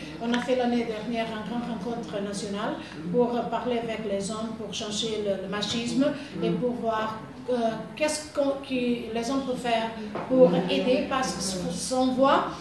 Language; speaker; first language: French; non-native, fluent; Portuguese